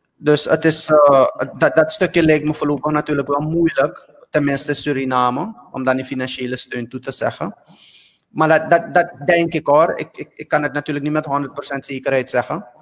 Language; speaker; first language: Dutch; native; Dutch